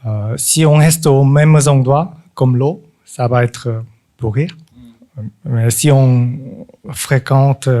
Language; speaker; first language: French; non-native, fluent; Korean